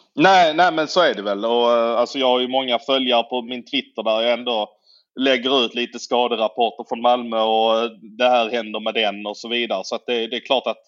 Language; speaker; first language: Swedish; native; Swedish